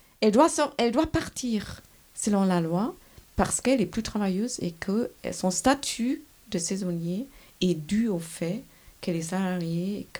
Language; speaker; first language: French; non-native, fluent; German